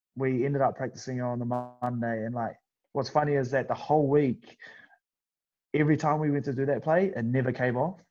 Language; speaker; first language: English; native; English